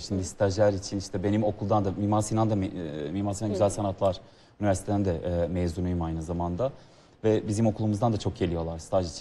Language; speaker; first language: Turkish; non-native, fluent; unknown